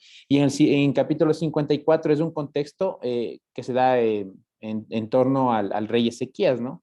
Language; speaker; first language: Spanish; native; Spanish